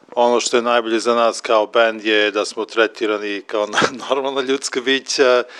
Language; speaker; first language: Serbian; native; Serbian